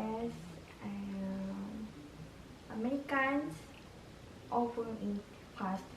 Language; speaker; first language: English; non-native, learner; Japanese